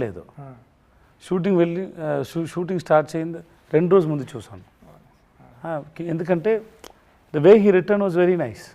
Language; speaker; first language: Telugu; non-native, learner; Tamil